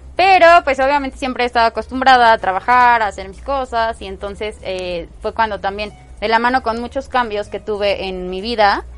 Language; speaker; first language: Spanish; native; Spanish